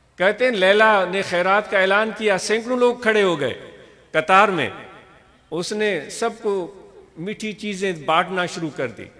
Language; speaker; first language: Urdu; non-native, local second language; Sindhi